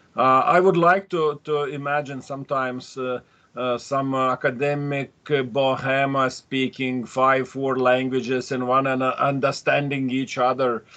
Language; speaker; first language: English; non-native, fluent; Lithuanian